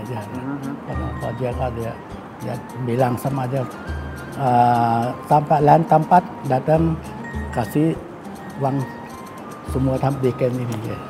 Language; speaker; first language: Indonesian; non-native, learner; Thai